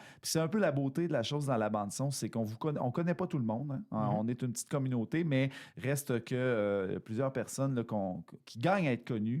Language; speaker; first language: French; native; French